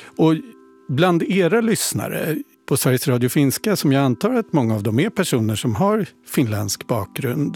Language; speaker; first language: Swedish; native; Swedish